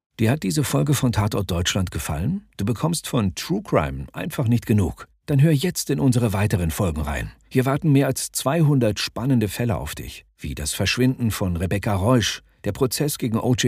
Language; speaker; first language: German; native; German